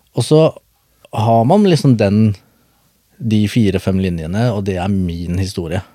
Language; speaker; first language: Norwegian; early bilingual, other home language; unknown